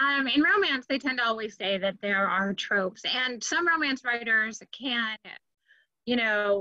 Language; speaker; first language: English; native; English